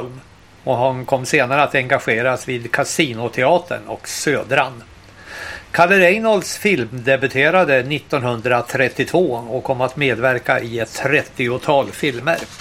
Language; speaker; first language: Swedish; native; Swedish